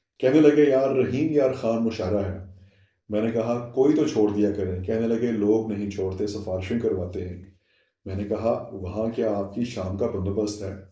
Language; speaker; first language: Urdu; non-native, local second language; Saraiki